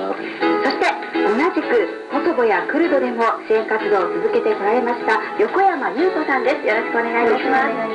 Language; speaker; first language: Japanese; native; Japanese